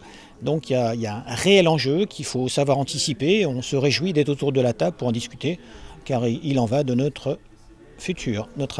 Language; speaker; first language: French; native; French